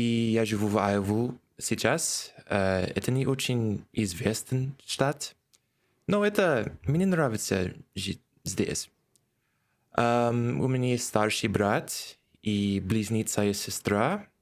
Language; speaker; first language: Russian; non-native, learner; English